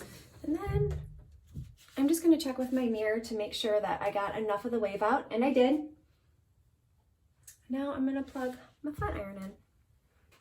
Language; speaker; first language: English; native; English